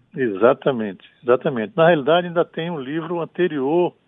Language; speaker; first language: Portuguese; native; Portuguese